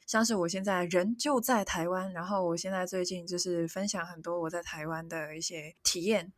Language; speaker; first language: Chinese; non-native, local second language; Cantonese